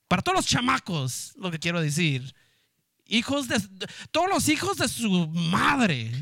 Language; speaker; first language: Spanish; early bilingual, heritage; Spanish